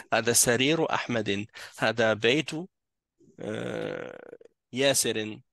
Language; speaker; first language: Arabic; non-native, fluent; French